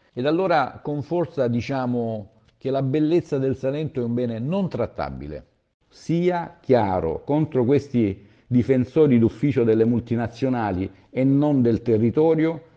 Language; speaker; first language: Italian; native; Italian